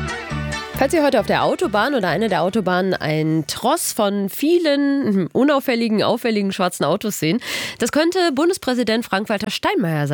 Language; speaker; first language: German; native; German